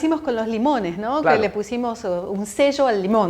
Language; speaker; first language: Spanish; native; Spanish